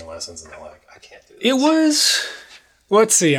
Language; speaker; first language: English; native; English